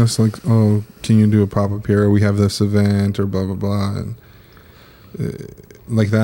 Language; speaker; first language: English; native; English